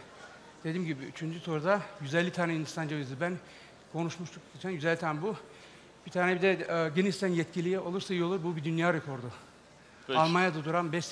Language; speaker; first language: Turkish; native; Turkish